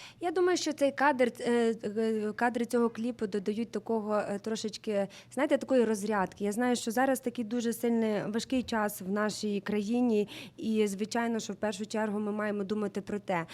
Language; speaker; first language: Ukrainian; native; Ukrainian